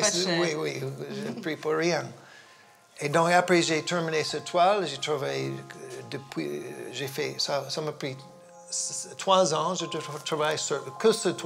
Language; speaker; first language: French; non-native, fluent; English